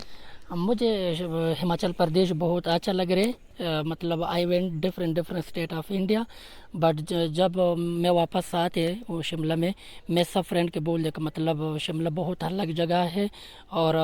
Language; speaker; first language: Hindi; non-native, learner; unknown